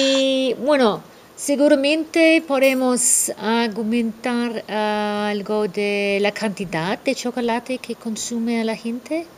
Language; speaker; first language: Spanish; non-native, fluent; English